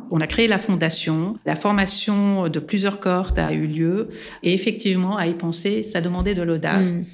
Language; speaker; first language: French; non-native, local second language; Armenian